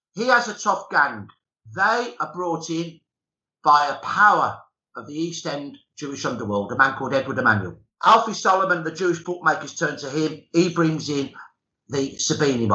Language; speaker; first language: English; native; English